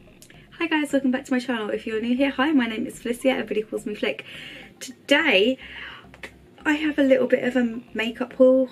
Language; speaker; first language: English; native; English